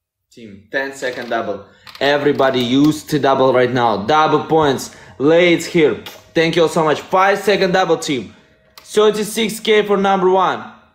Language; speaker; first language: English; non-native, learner; Russian